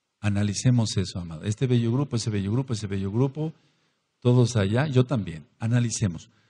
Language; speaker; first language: Spanish; native; Spanish